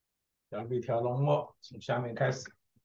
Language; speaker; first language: Chinese; native; Chinese